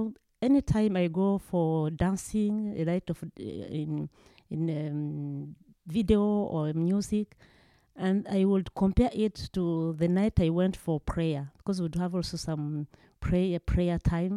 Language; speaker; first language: English; non-native, local second language; Kinyarwanda